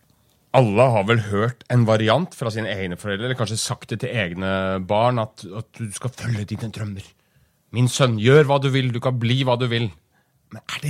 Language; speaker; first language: Norwegian; native; Norwegian